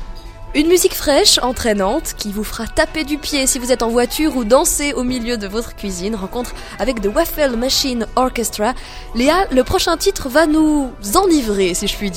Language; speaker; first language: French; native; French